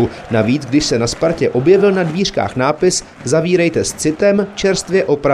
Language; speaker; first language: Czech; native; Czech